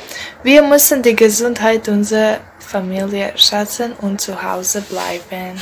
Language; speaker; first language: German; non-native, learner; Croatian